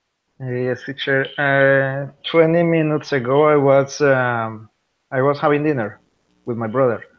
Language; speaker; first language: English; non-native, learner; Spanish